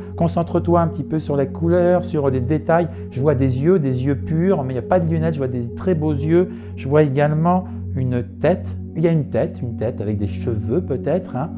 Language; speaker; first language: French; native; French